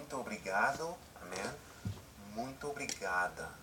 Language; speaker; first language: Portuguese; non-native, learner; English